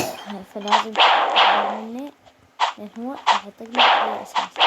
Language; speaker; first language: Arabic; native; Arabic